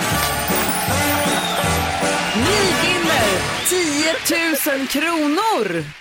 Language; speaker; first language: Swedish; native; Swedish